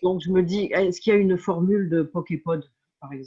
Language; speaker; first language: French; native; French